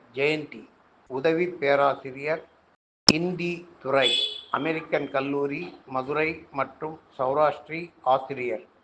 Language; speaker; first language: Tamil; non-native, local second language; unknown